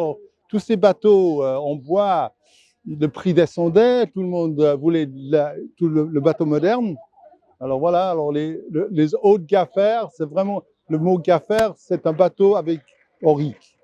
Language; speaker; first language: French; non-native, fluent; English